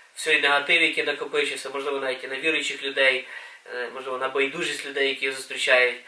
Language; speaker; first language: Ukrainian; native; Ukrainian